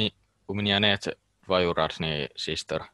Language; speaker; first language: Russian; non-native, learner; Finnish